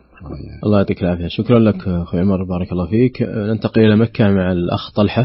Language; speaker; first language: Arabic; native; Arabic